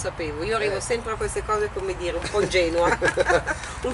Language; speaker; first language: Italian; native; Italian